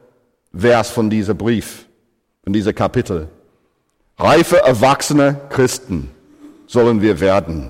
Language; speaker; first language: German; non-native, fluent; English